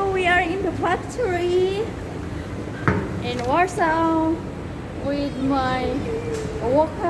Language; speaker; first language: English; non-native, fluent; Filipino